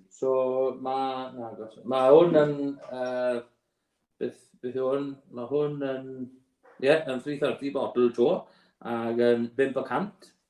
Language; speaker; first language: Welsh; native; Welsh